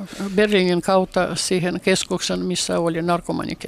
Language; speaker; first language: Finnish; non-native, fluent; Russian